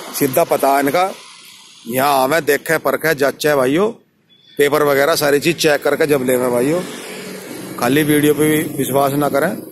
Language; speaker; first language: Hindi; native; Hindi